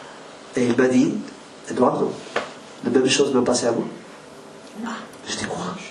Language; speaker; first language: French; non-native, learner; Spanish